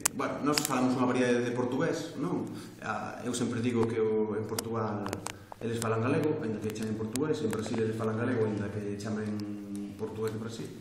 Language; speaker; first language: Galician; non-native, local second language; Spanish